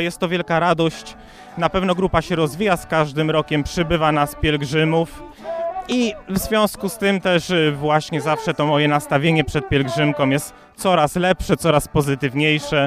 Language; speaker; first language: Polish; native; Polish